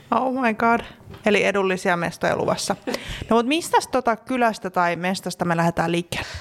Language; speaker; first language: Finnish; native; Finnish